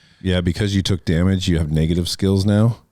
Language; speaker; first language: English; native; English